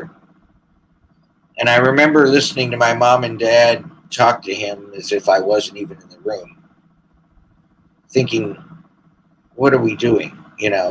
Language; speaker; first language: English; native; English